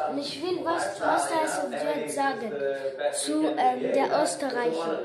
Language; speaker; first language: German; non-native, learner; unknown